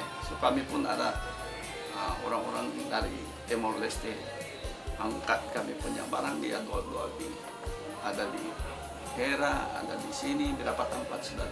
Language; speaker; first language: Indonesian; non-native, fluent; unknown